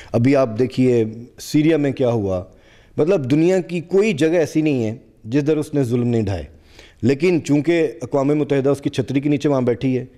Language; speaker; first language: Urdu; non-native, local second language; Punjabi